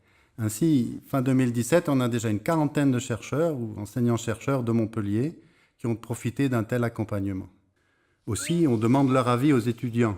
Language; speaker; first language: French; native; French